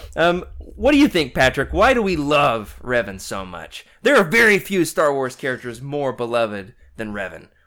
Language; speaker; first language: English; native; English